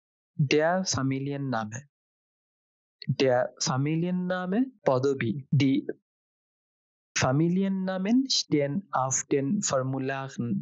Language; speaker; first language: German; non-native, fluent; Bangla